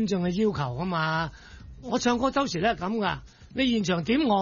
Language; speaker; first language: Cantonese; native; Cantonese